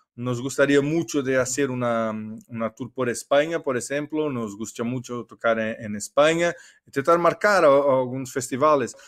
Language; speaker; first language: Spanish; non-native, learner; Portuguese